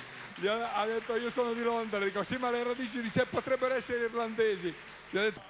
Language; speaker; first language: Italian; native; Italian